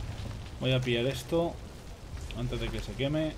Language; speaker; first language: Spanish; native; Spanish